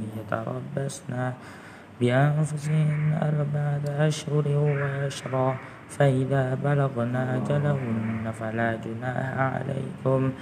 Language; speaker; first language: Arabic; non-native, learner; Indonesian